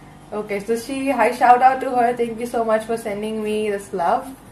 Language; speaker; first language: English; non-native, local second language; Gujarati